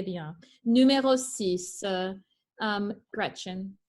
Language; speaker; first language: French; non-native, fluent; English